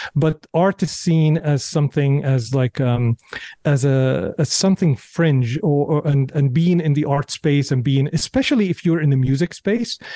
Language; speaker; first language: English; non-native, fluent; Arabic